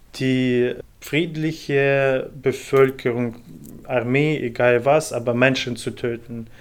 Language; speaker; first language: German; non-native, fluent; Ukrainian